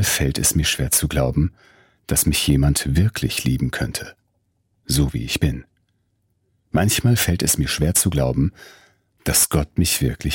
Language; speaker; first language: German; native; German